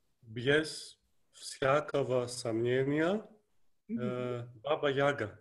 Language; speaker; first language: Russian; non-native, fluent; Greek